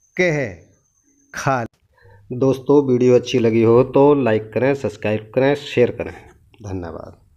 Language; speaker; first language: Hindi; native; Hindi